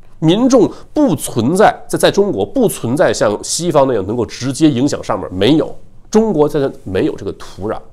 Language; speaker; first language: Chinese; native; Chinese